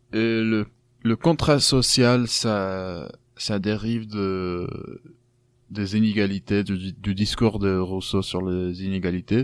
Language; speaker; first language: French; non-native, fluent; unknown